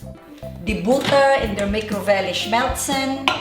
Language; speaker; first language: German; non-native, learner; Filipino